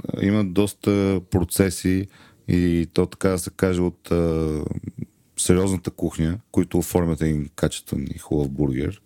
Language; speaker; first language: Bulgarian; native; Bulgarian